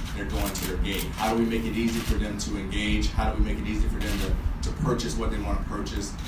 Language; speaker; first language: English; native; English